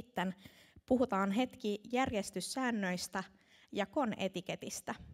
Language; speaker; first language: Finnish; native; Finnish